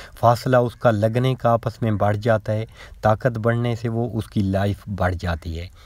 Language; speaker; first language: Urdu; non-native, local second language; Punjabi